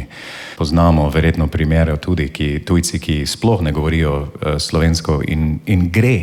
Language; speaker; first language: Slovenian; non-native, fluent; English